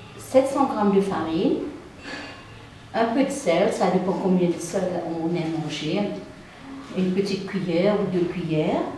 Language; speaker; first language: French; non-native, fluent; Nepali